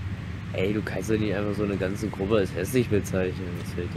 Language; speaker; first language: German; native; German